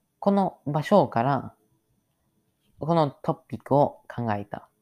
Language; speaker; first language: Japanese; non-native, learner; English